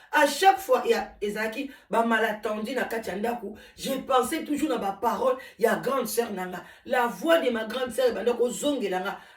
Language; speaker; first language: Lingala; native; Lingala